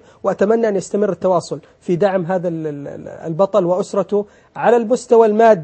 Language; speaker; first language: Arabic; native; Arabic